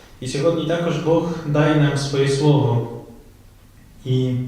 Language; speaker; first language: Ukrainian; non-native, fluent; Polish